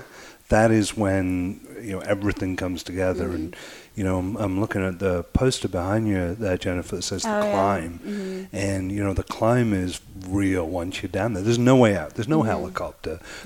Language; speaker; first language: English; native; English